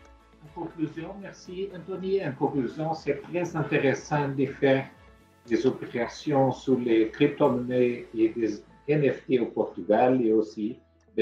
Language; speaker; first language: French; non-native, fluent; Portuguese